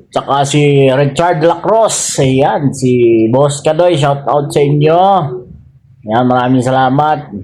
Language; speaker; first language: Filipino; native; Filipino